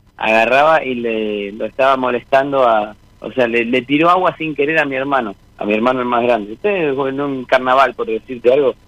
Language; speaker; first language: Spanish; native; Spanish